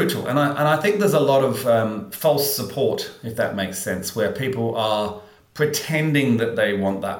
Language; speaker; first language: English; native; English